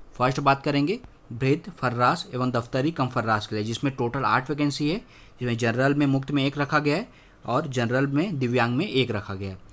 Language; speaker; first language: Hindi; native; Hindi